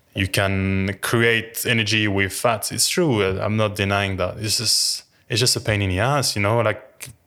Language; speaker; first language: English; non-native, fluent; French